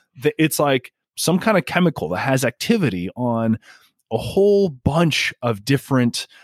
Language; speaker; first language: English; native; English